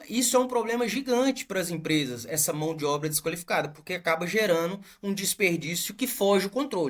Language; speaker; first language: Portuguese; native; Portuguese